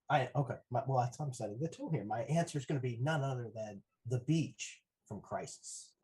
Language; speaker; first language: English; native; English